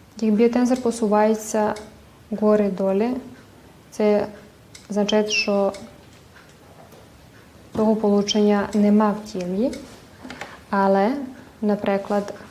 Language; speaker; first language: Ukrainian; early bilingual, heritage; Ukrainian